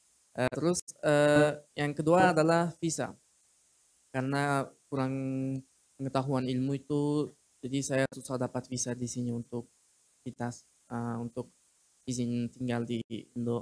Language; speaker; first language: Indonesian; non-native, fluent; Uzbek